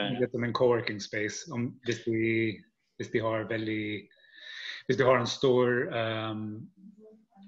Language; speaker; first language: Norwegian; non-native, fluent; English